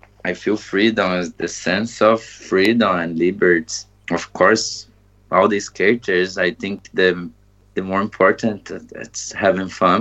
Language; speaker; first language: English; non-native, learner; Portuguese